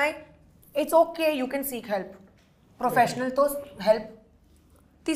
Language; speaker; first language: Telugu; non-native, fluent; Hindi